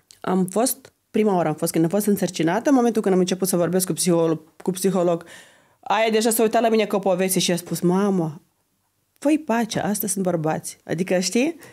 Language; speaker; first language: Romanian; non-native, fluent; Lithuanian